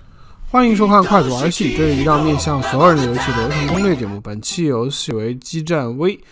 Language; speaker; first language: Chinese; native; Chinese